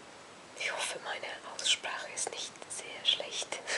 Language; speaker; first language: German; non-native, fluent; Hungarian